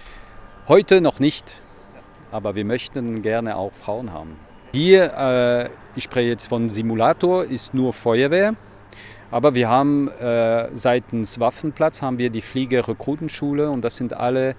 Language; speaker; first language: German; non-native, local second language; French